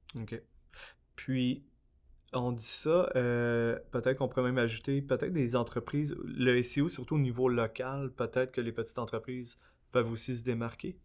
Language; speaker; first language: French; native; French